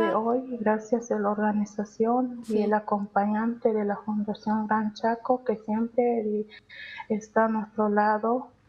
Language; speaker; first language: Spanish; non-native, local second language; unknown